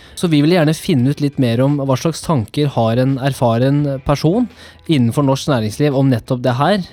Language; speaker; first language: Norwegian; native; Norwegian